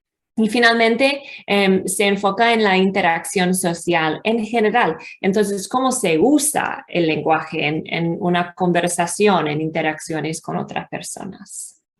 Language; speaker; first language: Spanish; non-native, fluent; English